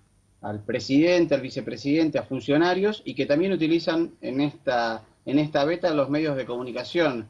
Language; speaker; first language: Spanish; native; Spanish